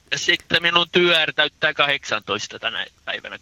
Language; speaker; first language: Finnish; non-native, local second language; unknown